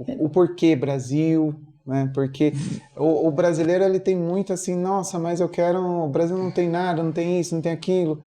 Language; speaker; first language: Portuguese; native; Portuguese